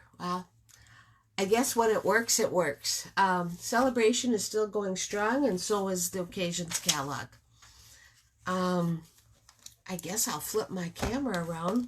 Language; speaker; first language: English; native; English